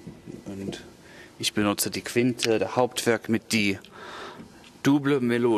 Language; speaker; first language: German; non-native, learner; English